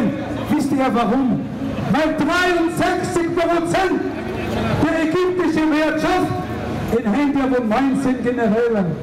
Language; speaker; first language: German; non-native, learner; Arabic